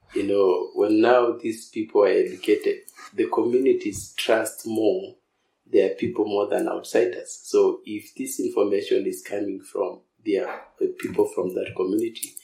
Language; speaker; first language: English; non-native, local second language; Masai